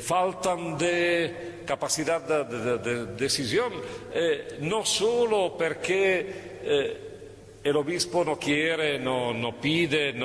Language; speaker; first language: Spanish; non-native, fluent; Italian